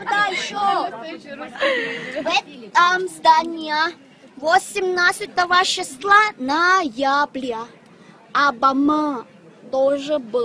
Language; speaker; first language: Russian; non-native, learner; Thai